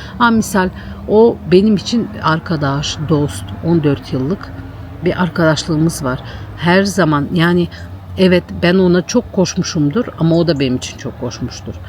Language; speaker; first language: Turkish; native; Turkish